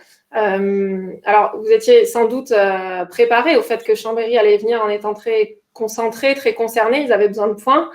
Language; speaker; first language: French; native; French